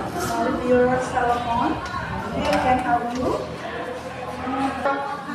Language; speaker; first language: English; non-native, fluent; Indonesian